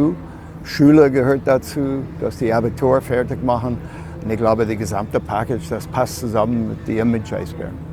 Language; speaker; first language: German; non-native, fluent; English